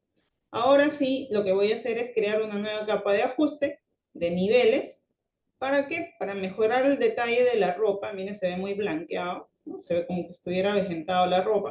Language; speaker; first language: Spanish; native; Spanish